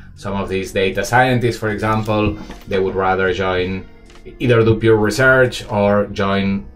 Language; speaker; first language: English; non-native, fluent; Spanish